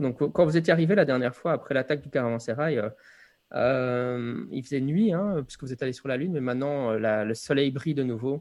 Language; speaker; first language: French; native; French